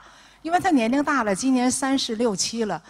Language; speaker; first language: Chinese; native; Chinese